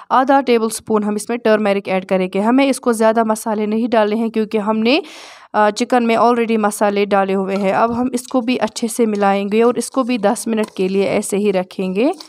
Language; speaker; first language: Urdu; non-native, local second language; Kashmiri